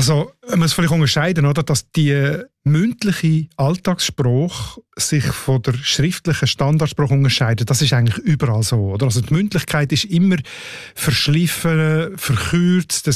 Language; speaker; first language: German; native; German